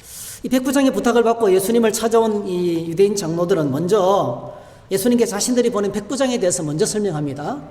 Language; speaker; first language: Korean; native; Korean